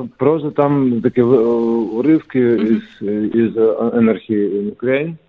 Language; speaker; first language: Ukrainian; non-native, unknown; Lithuanian